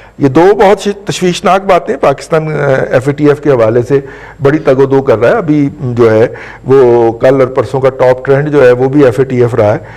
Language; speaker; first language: Urdu; non-native, local second language; Punjabi